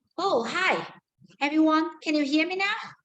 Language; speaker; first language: English; non-native, learner; Vietnamese